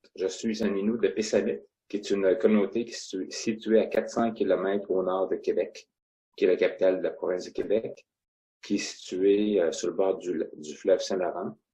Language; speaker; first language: French; non-native, local second language; Innu-aimun